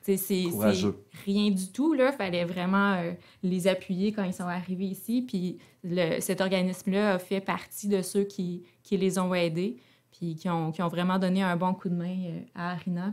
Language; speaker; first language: French; native; French